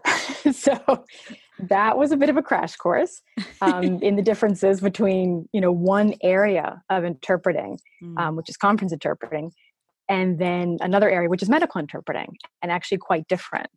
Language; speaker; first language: English; native; English